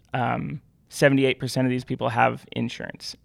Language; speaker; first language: English; native; English